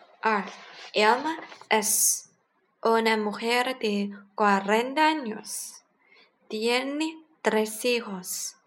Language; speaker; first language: Spanish; non-native, learner; Chinese